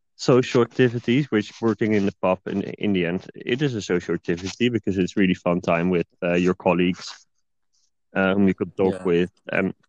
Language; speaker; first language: English; non-native, fluent; Dutch